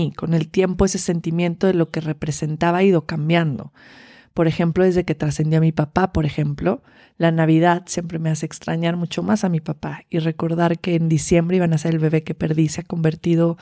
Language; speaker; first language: Spanish; native; Spanish